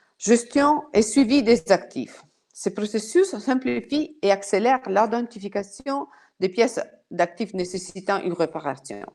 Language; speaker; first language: French; non-native, fluent; Italian